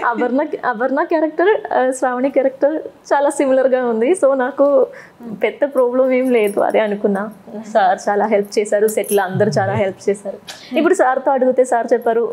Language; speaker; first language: Telugu; non-native, learner; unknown